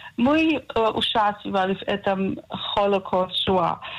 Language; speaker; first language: Russian; non-native, learner; German